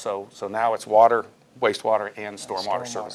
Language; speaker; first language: English; native; English